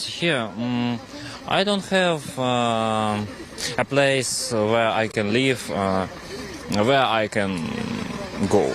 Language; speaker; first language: English; non-native, learner; Russian